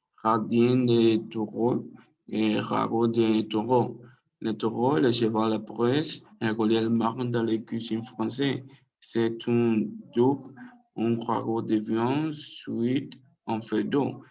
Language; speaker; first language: French; non-native, learner; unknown